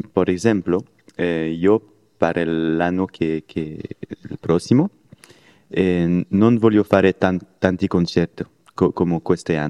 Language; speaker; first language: Italian; non-native, learner; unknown